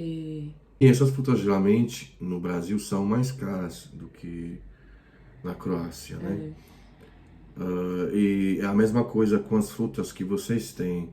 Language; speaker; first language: Portuguese; non-native, fluent; Croatian